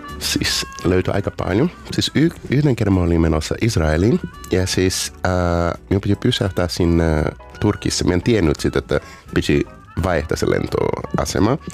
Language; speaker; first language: Finnish; non-native, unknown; Portuguese